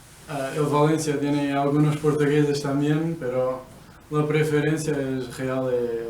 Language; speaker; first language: Spanish; non-native, fluent; Portuguese